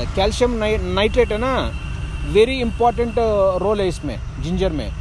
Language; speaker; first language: Hindi; non-native, local second language; Telugu